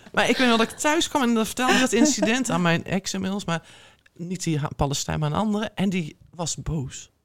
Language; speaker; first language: Dutch; native; Dutch